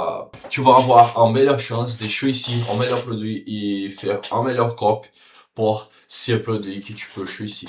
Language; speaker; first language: French; non-native, learner; Portuguese